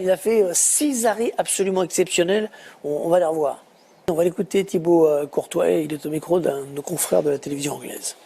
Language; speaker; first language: French; native; French